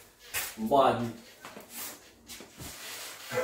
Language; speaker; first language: English; non-native, learner; Russian